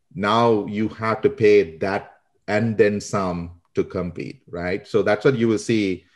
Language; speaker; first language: English; non-native, local second language; Sinhala